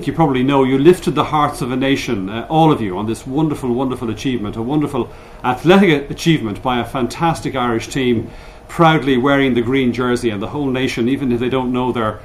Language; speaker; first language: English; native; English